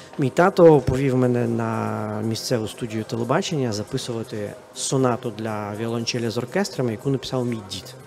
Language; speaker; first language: Ukrainian; non-native, fluent; Russian